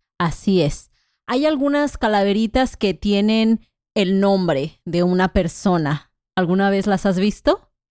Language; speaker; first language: Spanish; native; Spanish